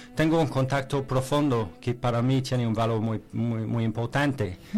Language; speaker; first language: Spanish; non-native, learner; English